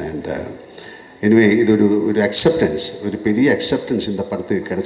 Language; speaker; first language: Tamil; non-native, learner; Malayalam